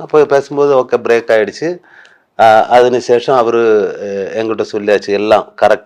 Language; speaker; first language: Tamil; non-native, learner; Malayalam